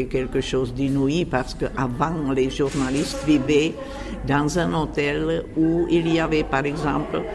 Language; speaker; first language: French; non-native, fluent; Czech